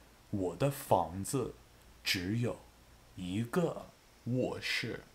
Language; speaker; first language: Chinese; non-native, fluent; English